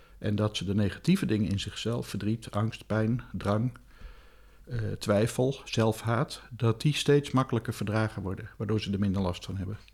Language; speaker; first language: Dutch; native; Dutch